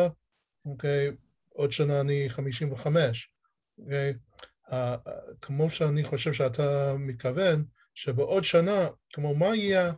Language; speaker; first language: Hebrew; non-native, learner; English